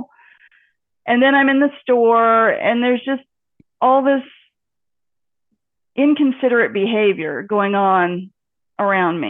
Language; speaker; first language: English; native; English